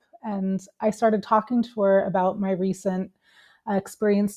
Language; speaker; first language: English; native; English